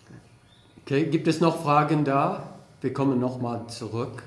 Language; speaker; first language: German; non-native, fluent; English